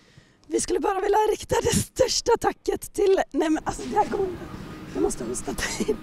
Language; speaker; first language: Swedish; native; Swedish